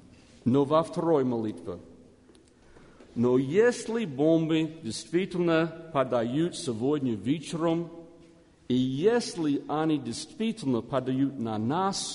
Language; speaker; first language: Russian; non-native, learner; English